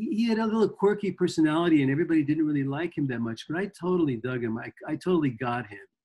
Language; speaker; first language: English; native; English